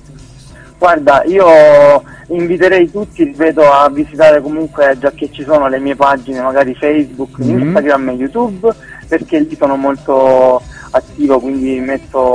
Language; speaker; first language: Italian; native; Italian